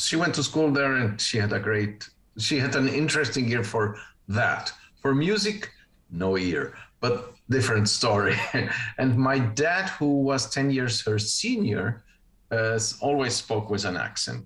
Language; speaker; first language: English; non-native, fluent; Spanish